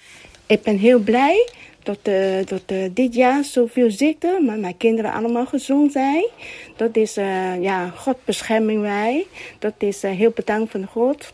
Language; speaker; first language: Dutch; non-native, learner; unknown